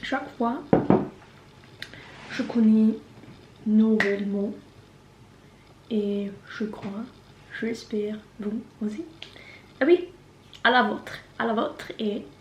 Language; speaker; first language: French; non-native, learner; Norwegian